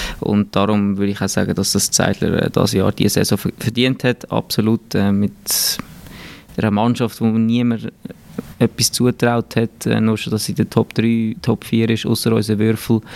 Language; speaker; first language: German; native; German